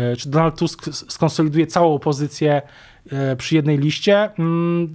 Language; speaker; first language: Polish; native; Polish